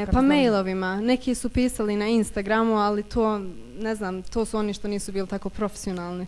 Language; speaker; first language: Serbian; early bilingual, heritage; Bosnian